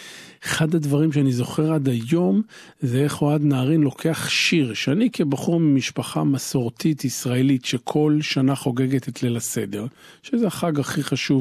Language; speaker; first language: Hebrew; native; Hebrew